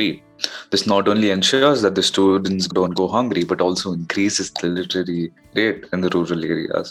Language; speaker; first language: English; non-native, local second language; Hindi